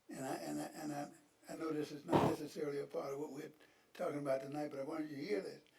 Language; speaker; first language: English; native; English